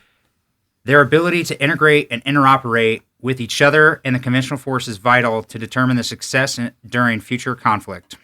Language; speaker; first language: English; native; English